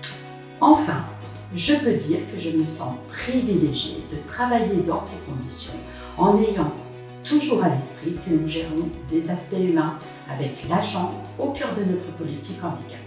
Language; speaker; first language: French; native; French